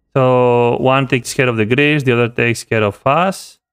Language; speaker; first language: English; non-native, fluent; Spanish